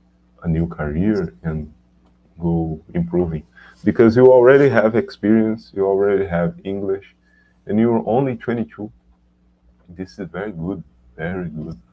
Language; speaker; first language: English; non-native, learner; Portuguese